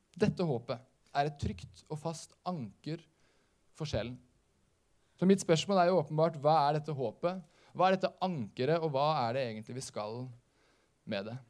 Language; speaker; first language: Norwegian; native; Norwegian